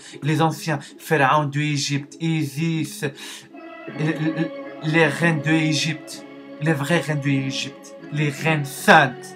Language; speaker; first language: French; non-native, learner; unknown